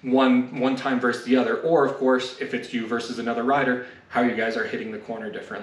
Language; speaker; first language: English; native; English